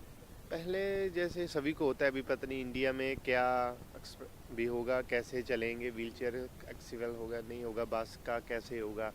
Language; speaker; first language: Hindi; non-native, local second language; Punjabi